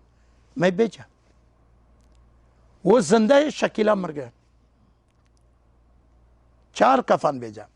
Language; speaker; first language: Hindi; non-native, learner; Persian